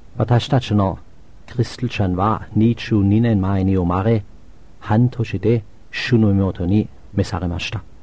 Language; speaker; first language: Japanese; non-native, fluent; German